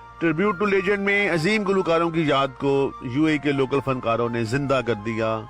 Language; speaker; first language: Urdu; native; Urdu